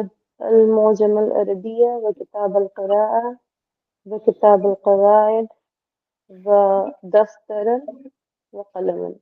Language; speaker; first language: Arabic; non-native, learner; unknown